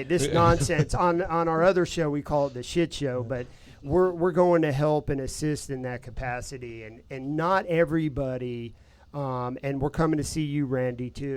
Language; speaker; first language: English; native; English